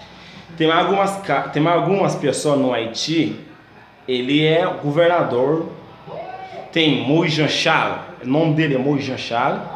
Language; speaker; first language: Portuguese; non-native, learner; Haitian Creole